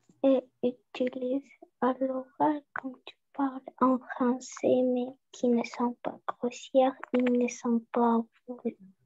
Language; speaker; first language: French; non-native, learner; Russian